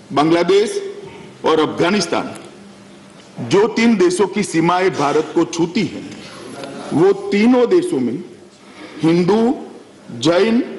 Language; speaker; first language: Hindi; native; Hindi